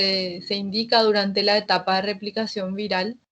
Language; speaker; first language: Spanish; native; Spanish